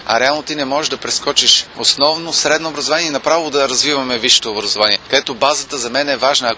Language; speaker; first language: Bulgarian; non-native, fluent; German